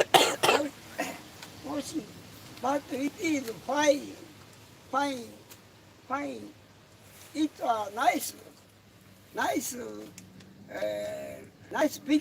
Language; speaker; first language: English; non-native, learner; Japanese